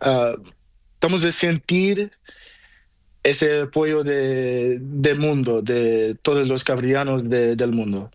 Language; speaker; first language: Spanish; non-native, local second language; Portuguese